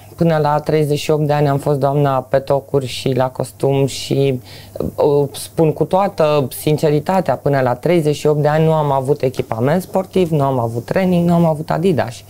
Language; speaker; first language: Romanian; native; Romanian